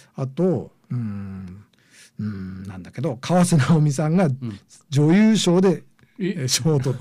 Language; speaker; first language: Japanese; native; Japanese